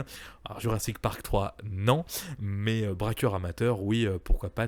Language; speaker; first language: French; native; French